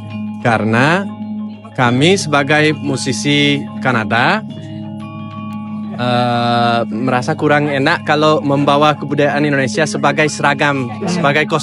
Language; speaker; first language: Indonesian; non-native, fluent; English